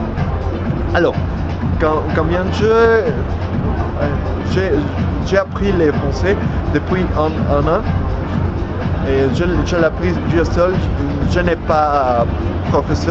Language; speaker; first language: French; non-native, learner; Spanish